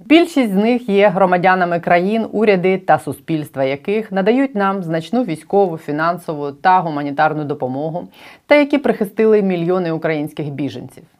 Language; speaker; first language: Ukrainian; native; Ukrainian